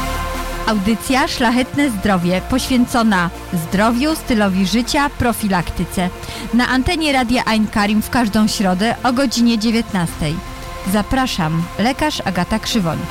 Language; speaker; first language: Polish; native; Polish